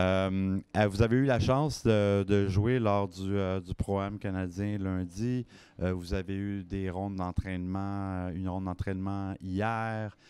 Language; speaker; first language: French; native; French